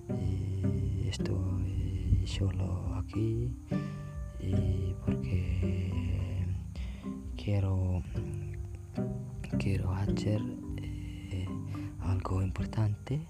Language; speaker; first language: Spanish; non-native, learner; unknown